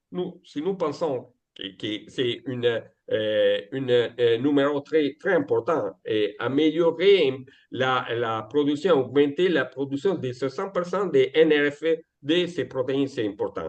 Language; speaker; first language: French; non-native, learner; Italian